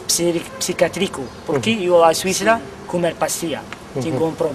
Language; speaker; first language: Spanish; non-native, learner; Kabyle